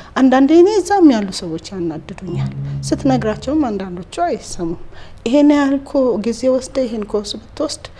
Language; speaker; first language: Amharic; native; Amharic